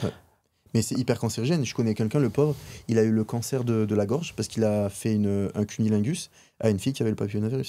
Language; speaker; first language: French; native; French